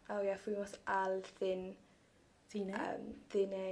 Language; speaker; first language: Spanish; non-native, learner; English